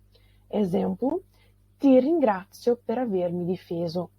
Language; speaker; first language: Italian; non-native, fluent; Portuguese